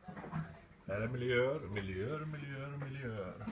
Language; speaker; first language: Swedish; native; Swedish